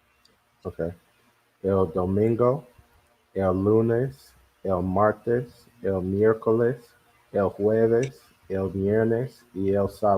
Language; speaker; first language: Spanish; non-native, learner; English